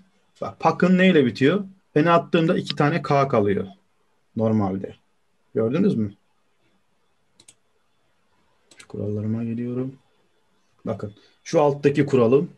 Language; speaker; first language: Turkish; native; Turkish